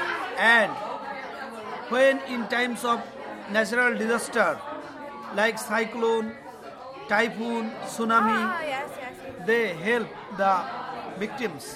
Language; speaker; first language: English; non-native, learner; Bangla